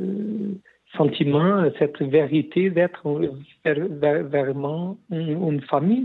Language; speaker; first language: French; non-native, learner; Portuguese